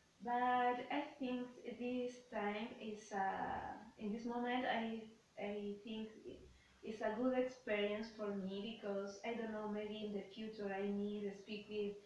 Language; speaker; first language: English; non-native, learner; Spanish